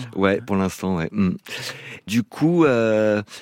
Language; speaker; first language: French; non-native, fluent; English